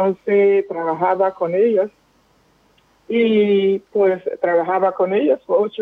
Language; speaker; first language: Spanish; non-native, fluent; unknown